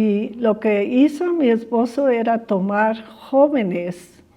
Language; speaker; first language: Spanish; early bilingual, other home language; English